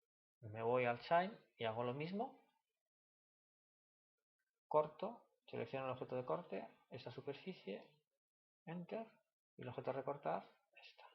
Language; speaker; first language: Spanish; native; Spanish